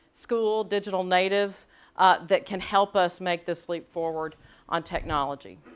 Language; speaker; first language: English; native; English